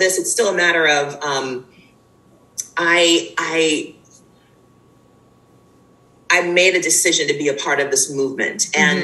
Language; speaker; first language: English; native; English